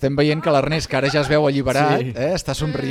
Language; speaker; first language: Catalan; native; Catalan